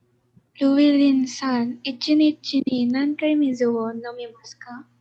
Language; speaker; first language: Japanese; non-native, learner; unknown